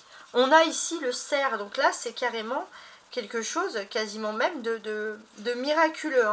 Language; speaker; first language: French; native; French